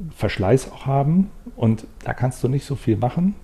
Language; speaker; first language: German; native; German